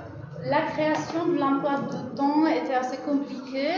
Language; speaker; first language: French; non-native, fluent; Czech